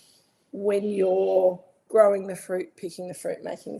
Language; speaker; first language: English; native; English